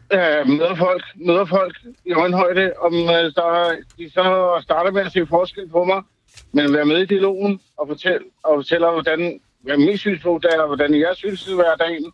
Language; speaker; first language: Danish; early bilingual, other home language; Urdu